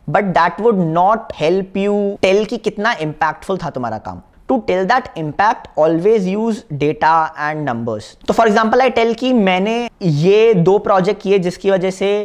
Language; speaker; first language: Hindi; native; Hindi